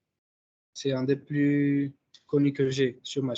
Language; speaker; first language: French; non-native, fluent; Spanish